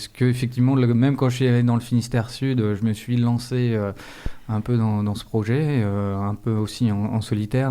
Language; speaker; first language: French; native; French